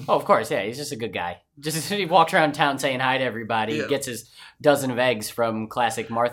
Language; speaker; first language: English; native; English